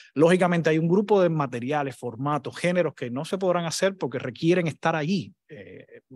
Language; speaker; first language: Spanish; native; Spanish